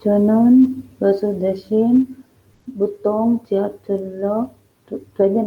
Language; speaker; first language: Korean; non-native, learner; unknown